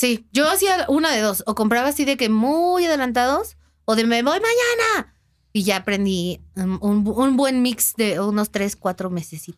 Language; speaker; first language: Spanish; native; Spanish